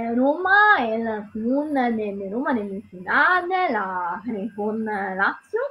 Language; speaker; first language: Spanish; non-native, learner; Italian